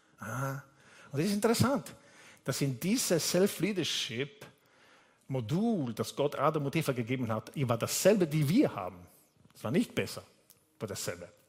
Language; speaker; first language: German; non-native, fluent; Italian